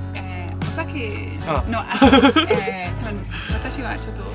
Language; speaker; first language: Japanese; non-native, learner; English